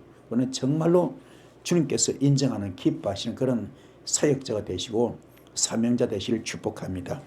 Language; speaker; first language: Korean; native; Korean